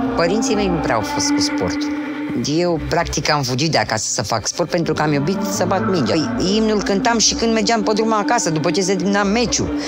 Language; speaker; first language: Romanian; native; Romanian